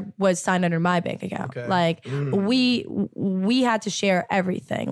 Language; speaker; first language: English; native; English